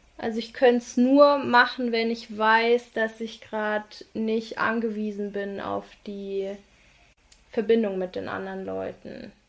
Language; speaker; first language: German; native; German